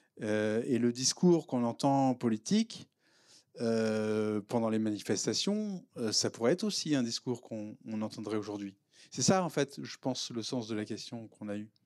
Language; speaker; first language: French; native; French